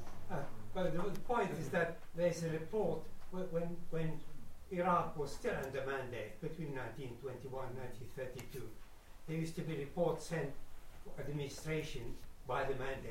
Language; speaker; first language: English; non-native, fluent; Arabic